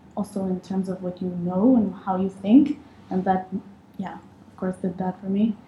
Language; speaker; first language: English; non-native, fluent; Arabic